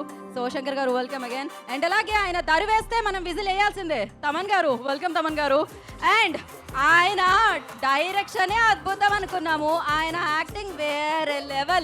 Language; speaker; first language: Telugu; native; Telugu